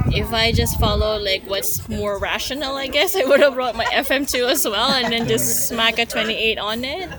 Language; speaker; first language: English; non-native, local second language; Filipino